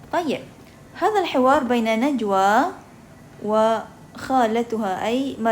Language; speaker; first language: Arabic; non-native, fluent; Malay